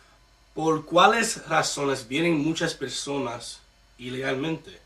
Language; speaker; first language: Spanish; early bilingual, heritage; Spanish